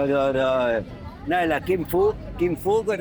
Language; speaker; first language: Vietnamese; non-native, fluent; French